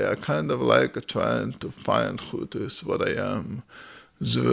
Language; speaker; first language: English; non-native, fluent; Ukrainian